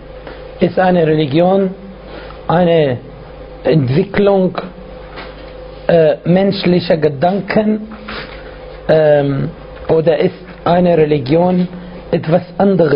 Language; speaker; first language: German; non-native, fluent; Arabic